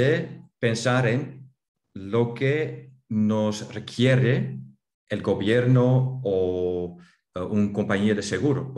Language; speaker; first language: Spanish; non-native, fluent; Dutch